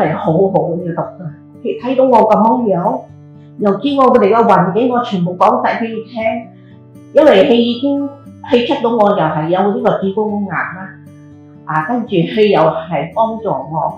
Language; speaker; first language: Cantonese; native; Cantonese